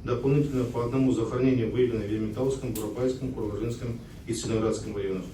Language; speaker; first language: Russian; non-native, local second language; Kazakh